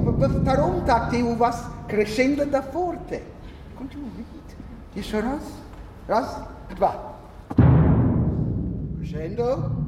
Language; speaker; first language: Russian; non-native, learner; English